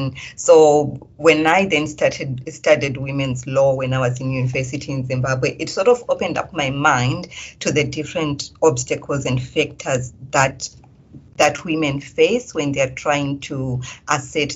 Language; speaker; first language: English; non-native, local second language; Shona